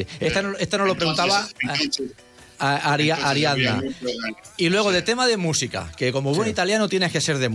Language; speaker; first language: Spanish; native; Spanish